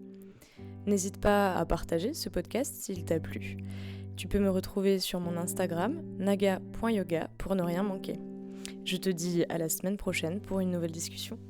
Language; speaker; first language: French; native; French